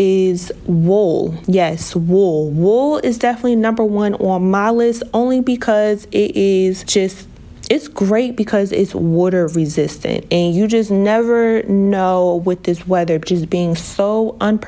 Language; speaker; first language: English; native; English